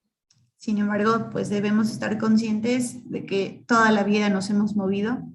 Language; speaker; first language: Spanish; native; Spanish